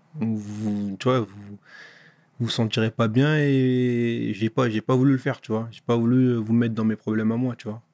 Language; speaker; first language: French; native; French